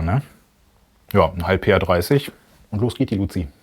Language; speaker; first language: German; native; German